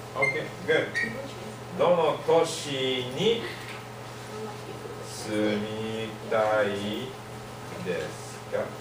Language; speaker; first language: Japanese; non-native, fluent; English